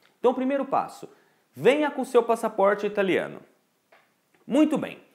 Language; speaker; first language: Portuguese; native; Portuguese